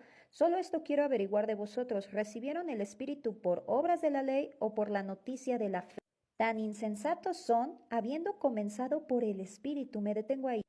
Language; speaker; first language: Spanish; native; Spanish